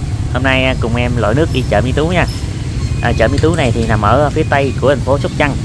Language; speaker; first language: Vietnamese; native; Vietnamese